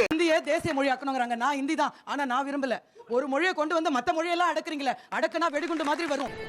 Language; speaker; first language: Tamil; non-native, local second language; Hindi